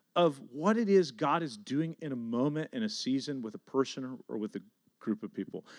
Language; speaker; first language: English; native; English